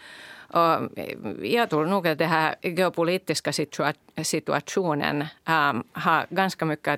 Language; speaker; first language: Swedish; non-native, local second language; Finnish